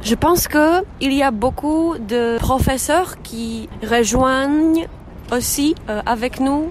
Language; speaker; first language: French; non-native, fluent; Czech